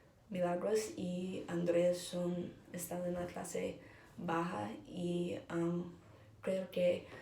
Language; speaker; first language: Spanish; non-native, learner; English